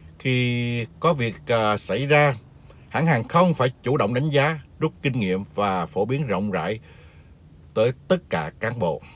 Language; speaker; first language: Vietnamese; native; Vietnamese